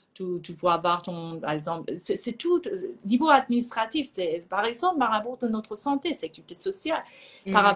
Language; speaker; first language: French; non-native, fluent; Persian